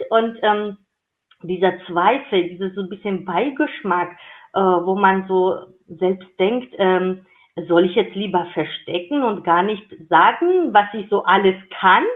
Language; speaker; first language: German; non-native, fluent; Georgian